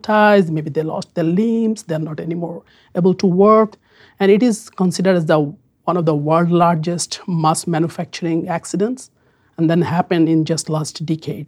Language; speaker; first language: English; non-native, local second language; Bangla